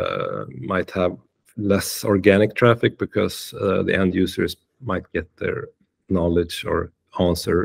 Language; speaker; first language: English; non-native, fluent; Swedish